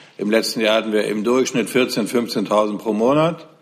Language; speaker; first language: German; native; German